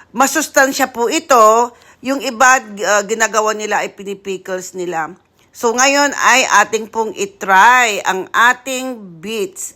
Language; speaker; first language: Filipino; non-native, local second language; Iloko